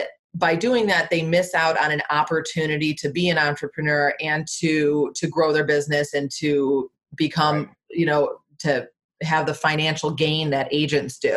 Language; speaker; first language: English; native; English